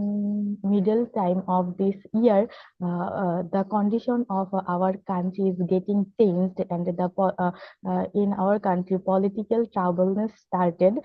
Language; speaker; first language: English; non-native, learner; Bangla